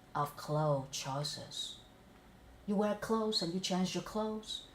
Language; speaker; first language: English; non-native, fluent; Vietnamese